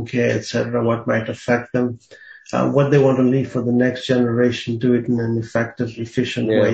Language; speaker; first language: English; native; English